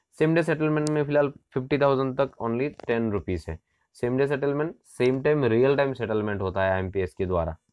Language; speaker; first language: Hindi; non-native, local second language; Bangla